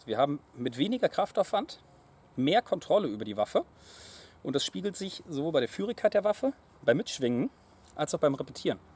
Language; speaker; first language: German; native; German